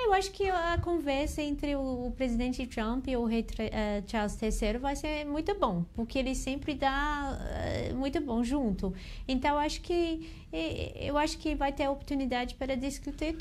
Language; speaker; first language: Portuguese; non-native, learner; English